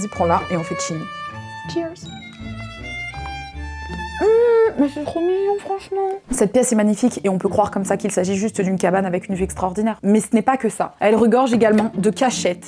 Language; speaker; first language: French; native; French